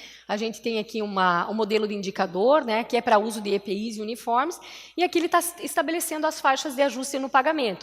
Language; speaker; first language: Portuguese; native; Portuguese